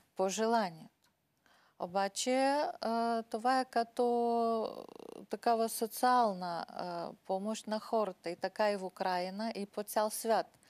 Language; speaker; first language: Bulgarian; non-native, learner; Ukrainian